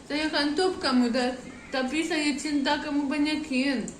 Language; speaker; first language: Indonesian; non-native, learner; Russian